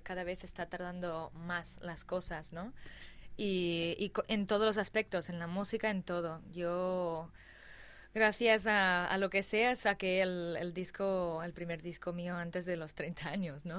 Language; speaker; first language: Spanish; non-native, fluent; English